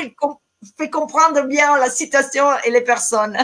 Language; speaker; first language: French; non-native, fluent; Italian